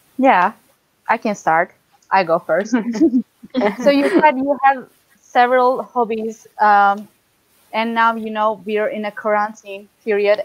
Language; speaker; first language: English; non-native, learner; Turkish